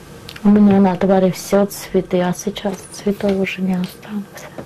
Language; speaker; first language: Russian; non-native, local second language; Armenian